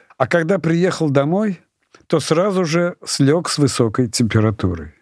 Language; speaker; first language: Russian; native; Russian